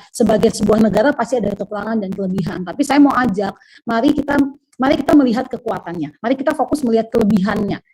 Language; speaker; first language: Indonesian; native; Indonesian